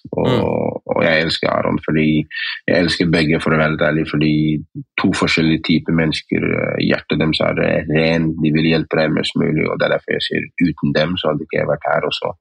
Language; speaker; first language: Norwegian; early bilingual, other home language; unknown